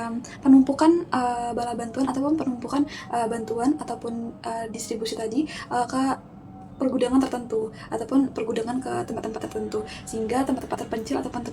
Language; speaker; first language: Indonesian; native; Indonesian